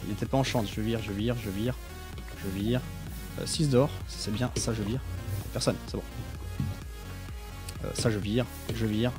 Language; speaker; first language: French; native; French